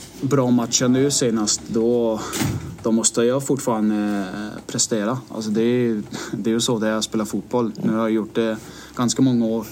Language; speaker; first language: Swedish; non-native, fluent; Danish